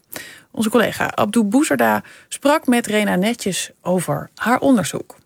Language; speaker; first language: Dutch; native; Dutch